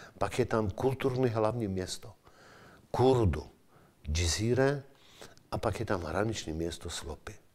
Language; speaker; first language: Czech; non-native, fluent; Kurdish